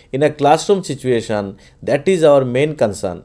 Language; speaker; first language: English; non-native, local second language; Bangla